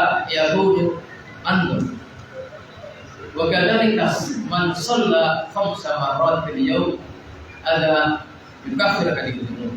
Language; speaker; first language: Arabic; non-native, fluent; Indonesian